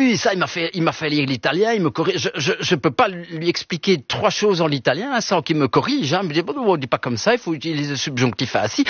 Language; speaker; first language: French; early bilingual, other home language; Italian